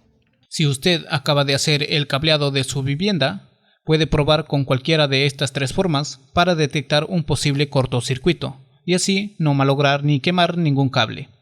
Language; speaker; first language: Spanish; native; Spanish